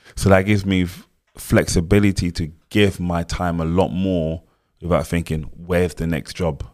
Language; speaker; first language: English; native; English